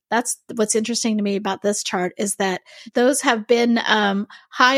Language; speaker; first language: English; native; English